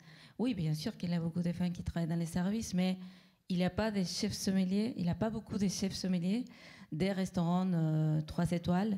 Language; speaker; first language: French; non-native, fluent; Spanish